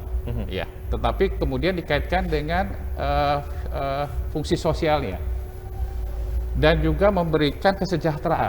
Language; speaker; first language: Indonesian; native; Indonesian